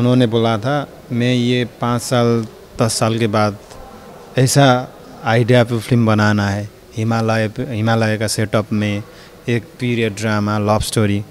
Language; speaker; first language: Hindi; non-native, learner; Nepali